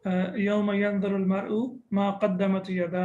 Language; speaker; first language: Arabic; non-native, fluent; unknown